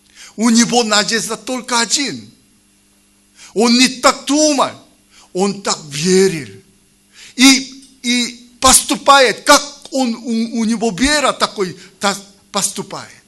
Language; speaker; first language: Russian; non-native, learner; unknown